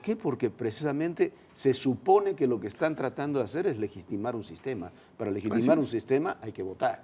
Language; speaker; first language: Spanish; native; Spanish